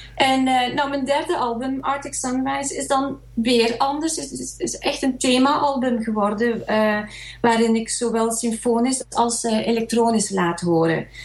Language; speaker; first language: Dutch; early bilingual, other home language; Hungarian